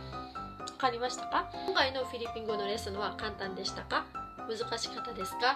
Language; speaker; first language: Japanese; non-native, fluent; Filipino